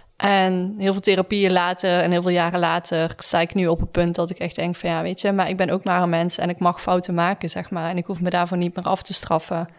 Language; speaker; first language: Dutch; native; Dutch